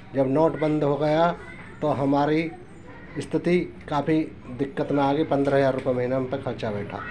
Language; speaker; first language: Hindi; native; Hindi